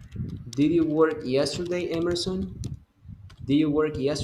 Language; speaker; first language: English; non-native, fluent; Spanish